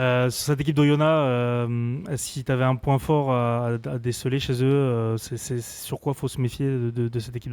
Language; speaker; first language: French; native; French